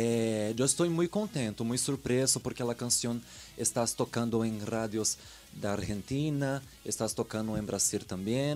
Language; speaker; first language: Spanish; non-native, learner; Portuguese